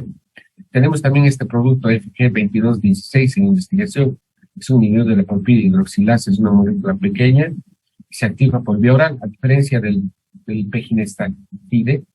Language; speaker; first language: Spanish; native; Spanish